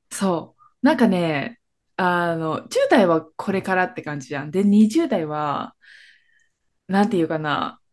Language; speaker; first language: Japanese; early bilingual, other home language; Filipino